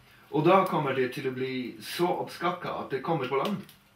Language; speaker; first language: Norwegian; non-native, learner; English